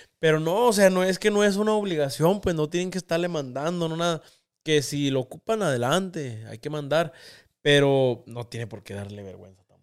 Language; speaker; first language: Spanish; native; Spanish